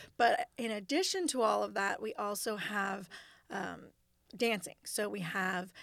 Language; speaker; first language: English; native; English